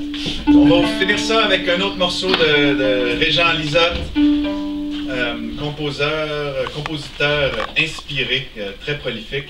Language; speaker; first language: French; native; French